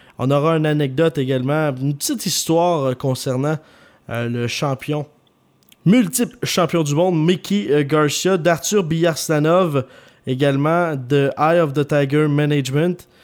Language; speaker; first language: French; native; French